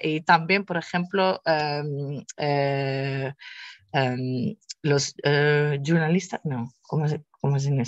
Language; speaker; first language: Spanish; non-native, fluent; Dutch